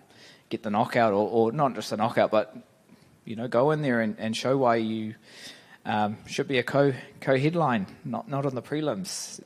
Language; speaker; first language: English; native; English